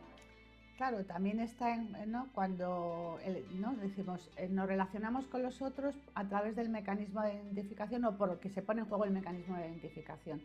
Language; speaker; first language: Spanish; native; Spanish